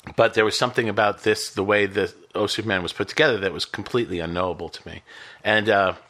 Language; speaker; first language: English; native; English